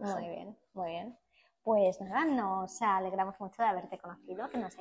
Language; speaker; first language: Spanish; native; Spanish